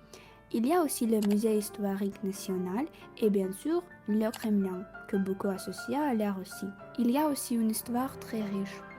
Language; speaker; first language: French; non-native, fluent; Russian